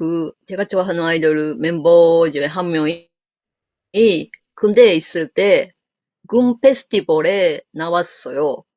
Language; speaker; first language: Korean; non-native, fluent; Japanese